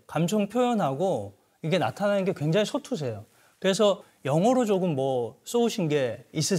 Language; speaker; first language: Korean; native; Korean